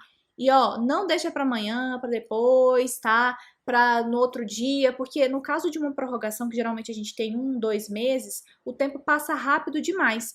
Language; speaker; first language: Portuguese; native; Portuguese